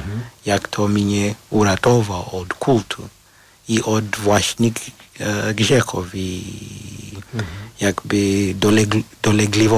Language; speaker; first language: Polish; non-native, fluent; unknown